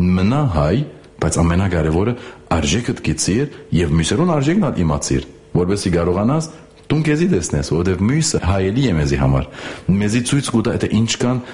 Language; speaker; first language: Armenian; native; Armenian